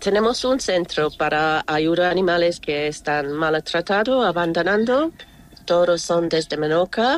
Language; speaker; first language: Spanish; non-native, learner; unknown